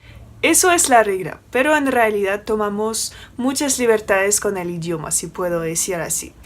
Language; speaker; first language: Spanish; non-native, fluent; French